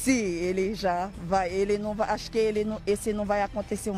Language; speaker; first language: Portuguese; non-native, learner; Haitian Creole